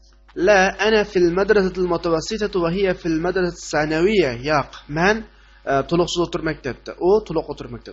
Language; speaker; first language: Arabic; non-native, fluent; Uyghur